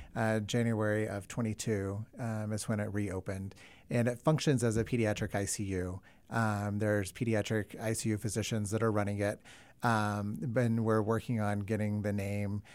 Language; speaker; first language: English; native; English